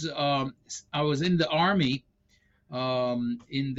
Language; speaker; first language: English; non-native, fluent; Hebrew